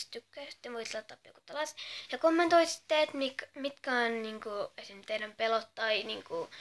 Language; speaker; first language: Finnish; native; Finnish